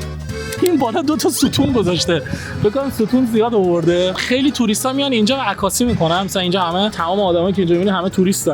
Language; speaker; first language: Persian; native; Persian